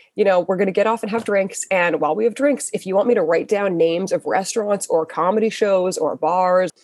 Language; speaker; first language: English; native; English